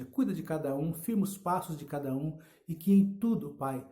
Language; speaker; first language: Portuguese; native; Portuguese